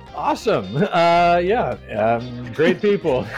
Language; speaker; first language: English; native; English